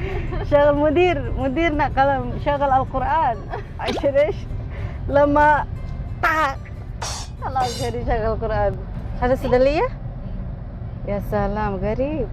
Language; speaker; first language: Arabic; non-native, learner; Indonesian